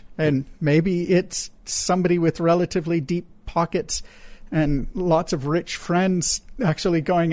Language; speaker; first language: English; native; English